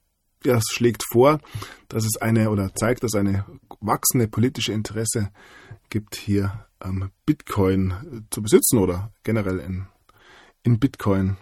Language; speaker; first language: German; native; German